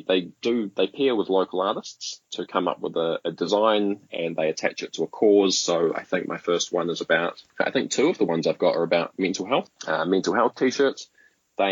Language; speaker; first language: English; native; English